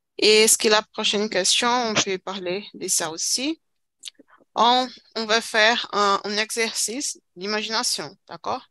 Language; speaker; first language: French; non-native, fluent; Portuguese